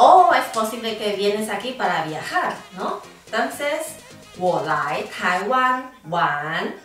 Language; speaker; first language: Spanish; non-native, fluent; Chinese